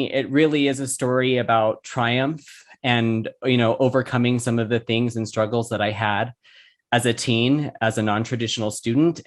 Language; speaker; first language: English; native; English